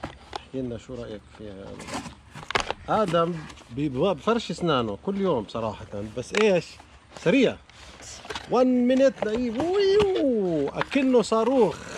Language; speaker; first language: Arabic; native; Arabic